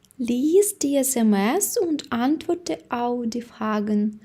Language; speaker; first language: German; non-native, fluent; Ukrainian